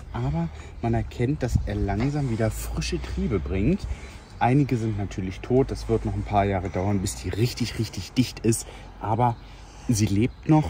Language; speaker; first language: German; native; German